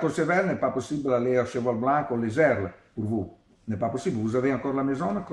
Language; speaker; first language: French; non-native, learner; Italian